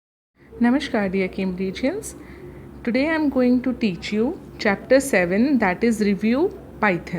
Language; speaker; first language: English; non-native, local second language; Hindi